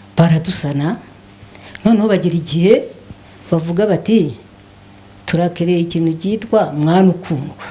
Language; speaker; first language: Kinyarwanda; native; Kinyarwanda